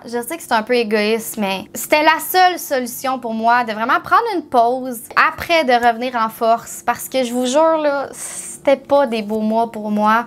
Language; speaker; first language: French; native; French